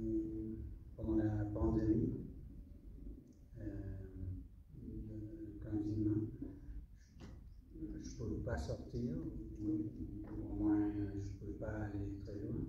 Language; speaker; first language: French; non-native, fluent; English